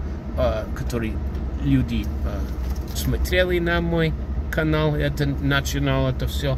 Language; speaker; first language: Russian; non-native, fluent; English